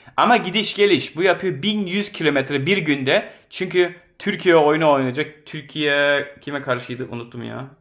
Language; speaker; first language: Turkish; early bilingual, heritage; Turkish